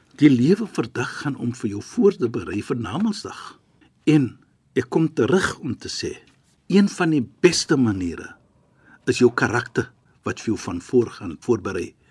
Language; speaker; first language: Afrikaans; non-native, fluent; Arabic